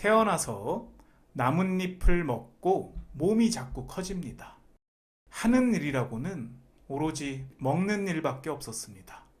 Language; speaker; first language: Korean; native; Korean